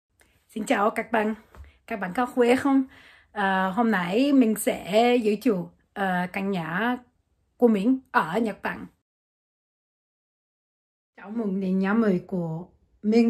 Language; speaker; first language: Vietnamese; non-native, learner; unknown